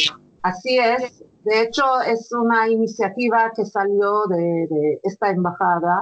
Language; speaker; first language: Spanish; non-native, fluent; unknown